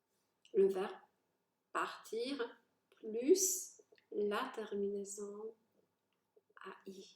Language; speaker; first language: French; non-native, fluent; Polish